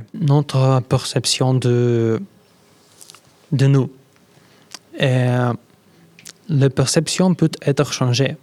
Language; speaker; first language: French; non-native, learner; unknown